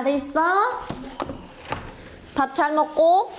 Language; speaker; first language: Korean; non-native, fluent; Khmer